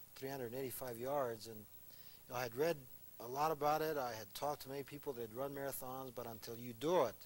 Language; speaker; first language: English; early bilingual, other home language; Spanish